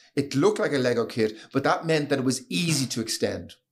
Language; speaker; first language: English; native; English